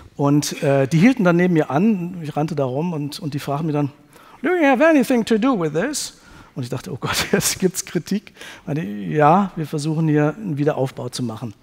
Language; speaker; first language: German; native; German